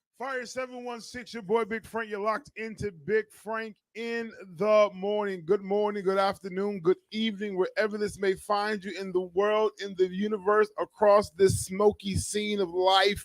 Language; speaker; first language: English; native; English